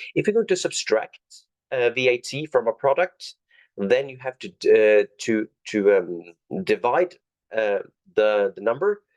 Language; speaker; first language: English; non-native, fluent; Norwegian